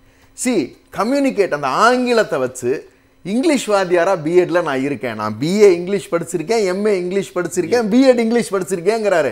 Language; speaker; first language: Tamil; native; Tamil